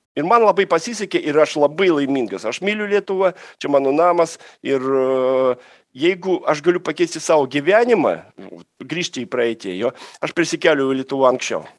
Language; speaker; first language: Lithuanian; non-native, fluent; Russian